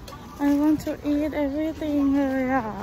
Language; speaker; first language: English; non-native, learner; Thai